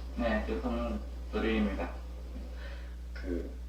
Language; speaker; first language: Korean; non-native, learner; Vietnamese